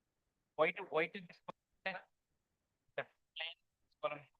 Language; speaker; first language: Telugu; native; Telugu